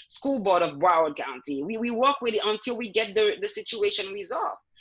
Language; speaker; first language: English; non-native, fluent; Haitian Creole